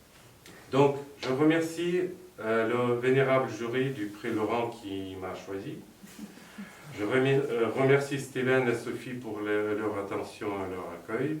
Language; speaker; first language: French; non-native, fluent; Russian